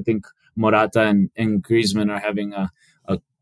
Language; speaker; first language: English; early bilingual, other home language; Albanian